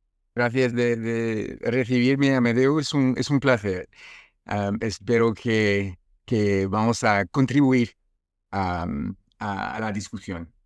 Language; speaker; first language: Spanish; non-native, fluent; French